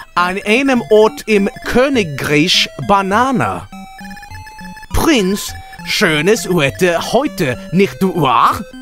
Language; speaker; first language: German; non-native, learner; Swedish